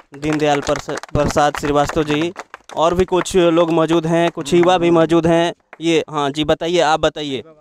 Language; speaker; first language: Hindi; native; Hindi